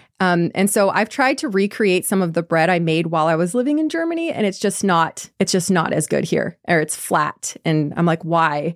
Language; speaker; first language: English; native; English